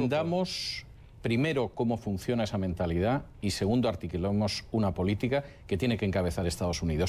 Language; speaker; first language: Spanish; native; Spanish